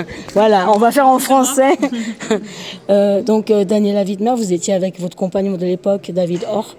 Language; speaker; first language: French; native; French